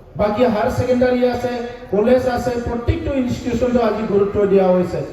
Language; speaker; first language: Assamese; non-native, local second language; Bodo